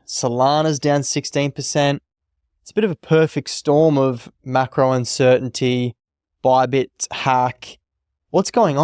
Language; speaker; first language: English; native; English